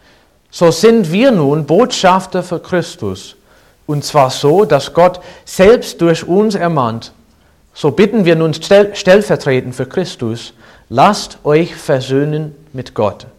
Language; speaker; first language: German; non-native, fluent; English